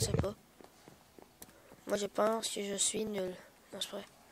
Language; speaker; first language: French; native; French